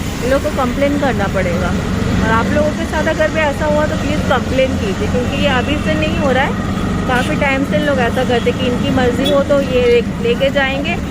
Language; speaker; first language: Hindi; native; Hindi